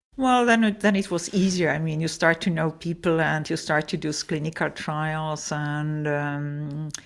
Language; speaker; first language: English; non-native, fluent; Polish